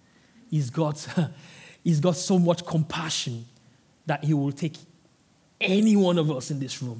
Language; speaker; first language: English; non-native, local second language; Yoruba